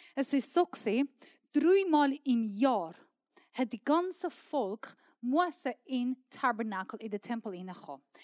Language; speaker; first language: German; non-native, fluent; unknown